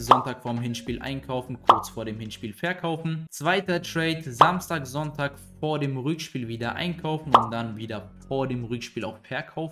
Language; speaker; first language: German; native; German